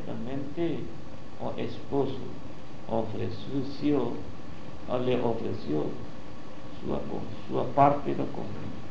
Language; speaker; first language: Portuguese; non-native, learner; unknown